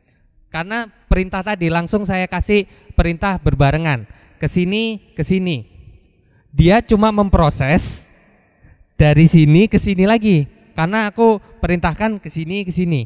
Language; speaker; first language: Indonesian; native; Indonesian